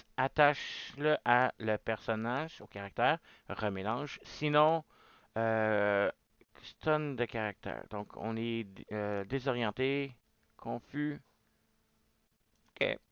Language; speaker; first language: French; native; French